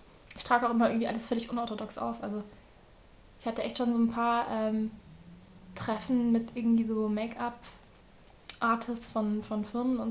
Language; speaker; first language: German; native; German